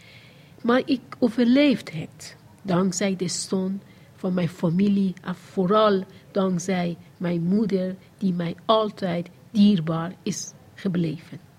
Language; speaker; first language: Dutch; non-native, fluent; Persian